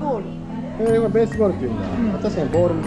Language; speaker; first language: Japanese; native; Japanese